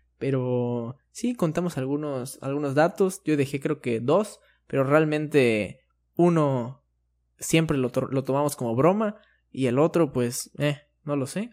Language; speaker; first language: Spanish; native; Spanish